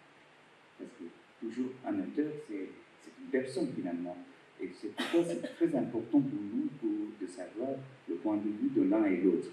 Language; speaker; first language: French; non-native, fluent; Bangla